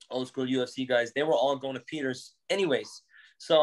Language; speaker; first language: English; native; English